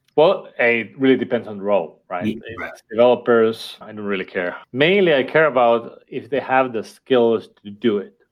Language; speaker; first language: English; non-native, fluent; Estonian